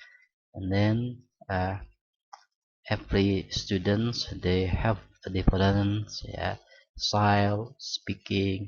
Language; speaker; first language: English; non-native, learner; Indonesian